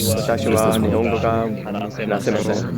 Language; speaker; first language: Japanese; non-native, learner; English